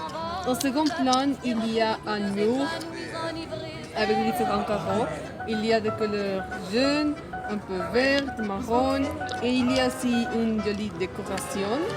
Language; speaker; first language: French; non-native, learner; Spanish